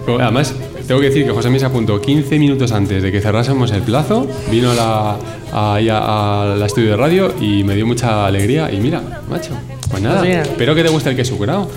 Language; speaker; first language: Spanish; native; Spanish